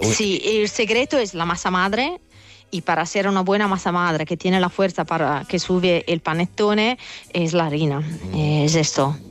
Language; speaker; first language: Spanish; non-native, fluent; Italian